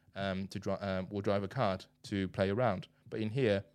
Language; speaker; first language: English; non-native, fluent; Chinese